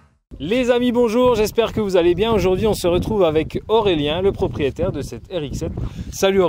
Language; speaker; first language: French; native; French